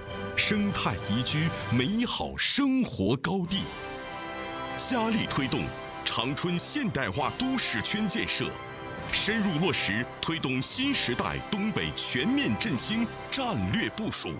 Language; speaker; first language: Chinese; native; Chinese